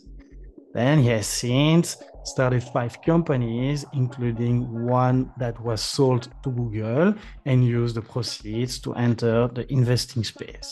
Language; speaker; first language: English; non-native, fluent; French